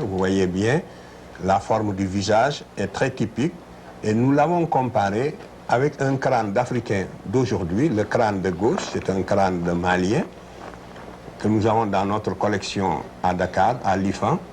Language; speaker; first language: French; non-native, local second language; Wolof